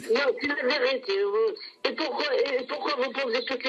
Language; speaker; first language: French; non-native, local second language; Arabic